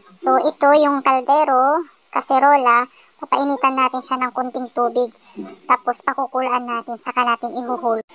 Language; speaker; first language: Filipino; non-native, local second language; Pangasinan